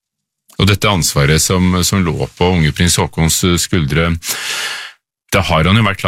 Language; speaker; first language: Norwegian; native; Norwegian